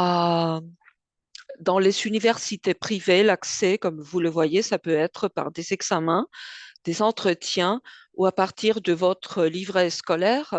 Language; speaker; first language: French; non-native, fluent; Spanish